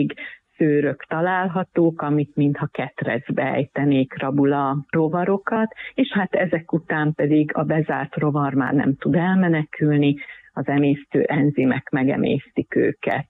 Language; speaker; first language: Hungarian; native; Hungarian